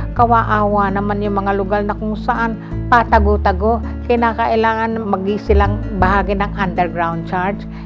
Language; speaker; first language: Filipino; native; Filipino